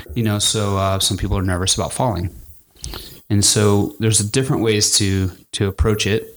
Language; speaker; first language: English; native; English